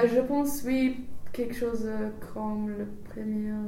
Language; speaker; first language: French; non-native, learner; English